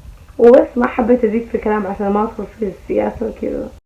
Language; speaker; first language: Arabic; native; Arabic